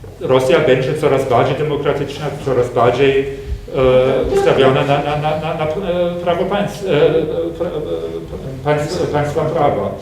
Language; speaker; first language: Polish; non-native, fluent; German